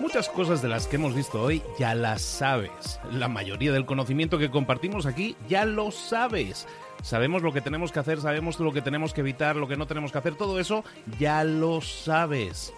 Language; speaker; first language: Spanish; native; Spanish